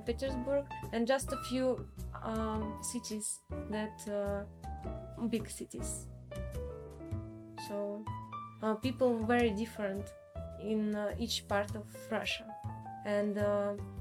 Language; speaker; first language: English; non-native, learner; Russian